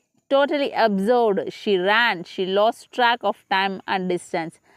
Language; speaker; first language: English; non-native, local second language; Tamil